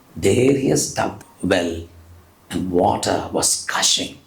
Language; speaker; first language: English; non-native, local second language; Telugu